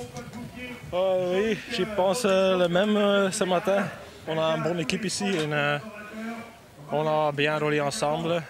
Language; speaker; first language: French; non-native, learner; Dutch